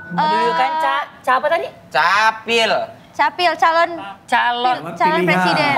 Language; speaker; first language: Indonesian; non-native, fluent; Thai